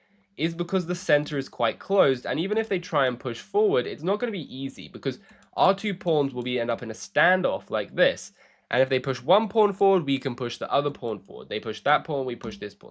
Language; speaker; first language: English; native; English